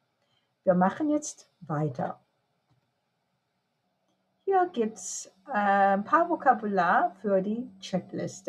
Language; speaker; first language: German; non-native, fluent; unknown